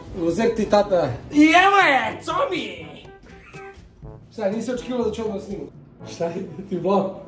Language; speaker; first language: Croatian; native; Croatian